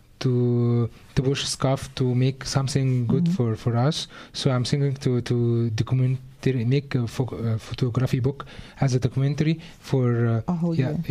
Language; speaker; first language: English; non-native, learner; Arabic